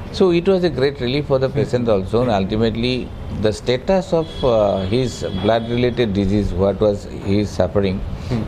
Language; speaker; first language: English; non-native, local second language; Assamese